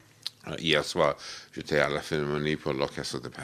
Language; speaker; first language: French; non-native, fluent; English